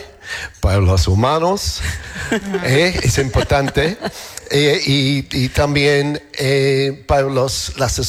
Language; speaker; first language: Spanish; non-native, learner; English